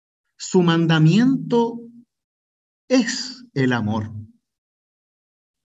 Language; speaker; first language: Spanish; native; Spanish